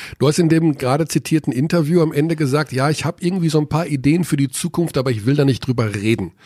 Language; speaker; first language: German; native; German